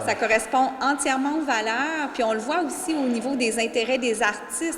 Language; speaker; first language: French; native; French